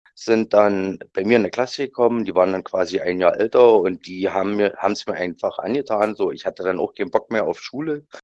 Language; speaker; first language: German; native; German